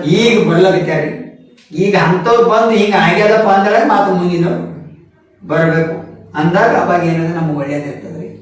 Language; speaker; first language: Kannada; native; Kannada